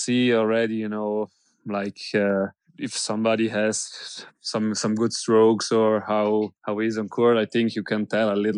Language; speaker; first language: English; non-native, fluent; German